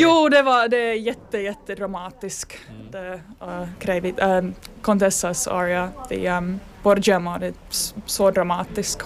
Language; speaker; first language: Swedish; non-native, fluent; Finnish